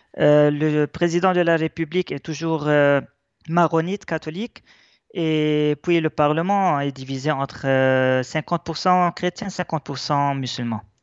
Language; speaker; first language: French; non-native, local second language; Arabic